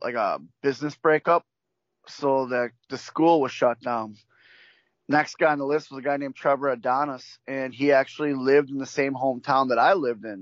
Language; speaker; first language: English; native; English